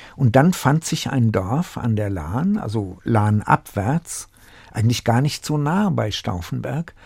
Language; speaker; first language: German; native; German